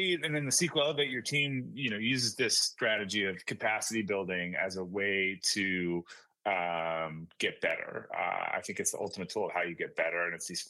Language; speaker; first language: English; native; English